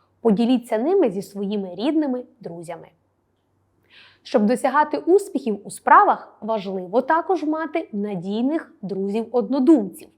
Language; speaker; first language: Ukrainian; native; Ukrainian